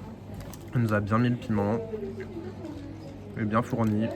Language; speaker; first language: French; native; French